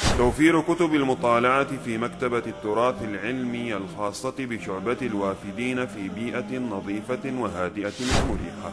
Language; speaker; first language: Arabic; non-native, fluent; Urdu